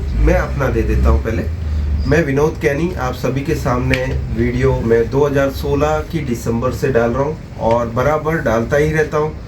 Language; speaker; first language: Hindi; non-native, local second language; Gujarati